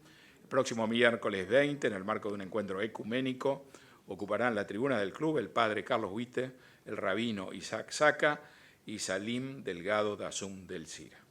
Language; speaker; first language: Spanish; native; Spanish